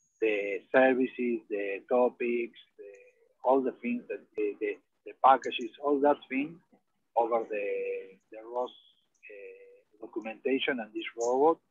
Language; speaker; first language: English; non-native, learner; Spanish